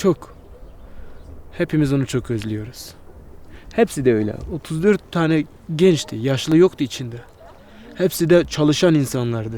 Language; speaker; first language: Turkish; non-native, local second language; Kurdish